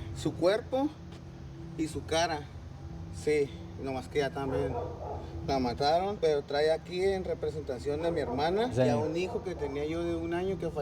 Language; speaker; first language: Spanish; native; Spanish